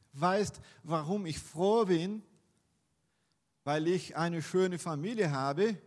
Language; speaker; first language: German; non-native, fluent; Portuguese